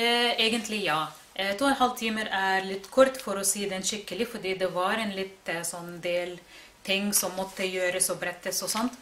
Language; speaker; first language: Norwegian; non-native, fluent; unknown